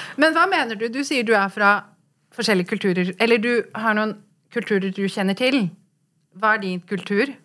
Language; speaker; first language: Norwegian; early bilingual, other home language; Kurdish